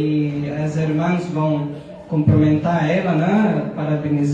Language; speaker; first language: Portuguese; non-native, fluent; Arabic